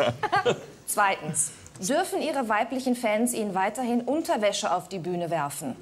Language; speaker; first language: German; native; German